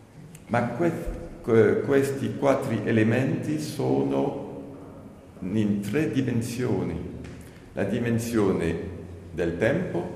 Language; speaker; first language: Italian; non-native, learner; French